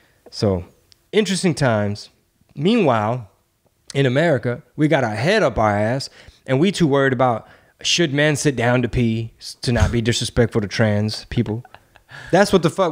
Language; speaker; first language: English; early bilingual, other home language; Spanish